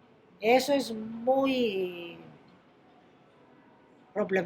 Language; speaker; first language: Spanish; non-native, fluent; Greek